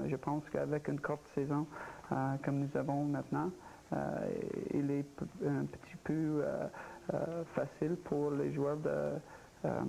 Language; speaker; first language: French; non-native, local second language; English